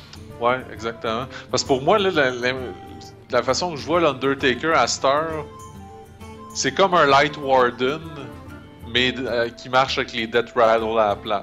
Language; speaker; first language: French; native; French